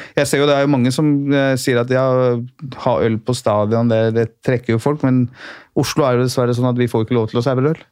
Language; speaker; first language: Norwegian; early bilingual, other home language; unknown